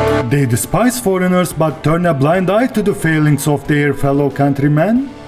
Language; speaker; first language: English; non-native, fluent; Turkish